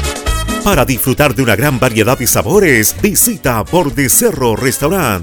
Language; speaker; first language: Spanish; native; Spanish